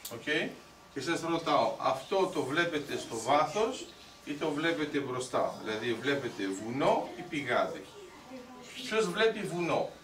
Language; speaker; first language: Greek; early bilingual, heritage; Greek